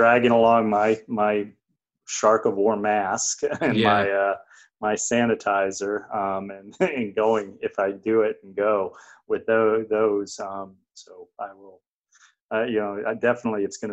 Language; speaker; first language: English; native; English